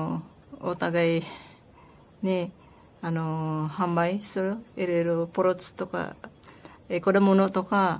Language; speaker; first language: Japanese; non-native, learner; Filipino